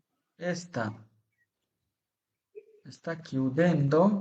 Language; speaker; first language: Italian; non-native, fluent; Bangla